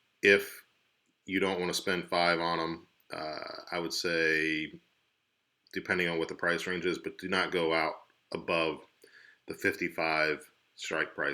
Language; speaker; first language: English; native; English